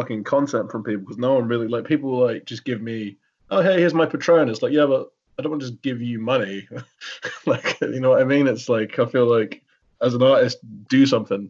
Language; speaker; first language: English; native; English